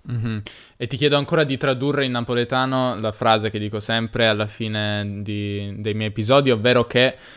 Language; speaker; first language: Italian; native; Italian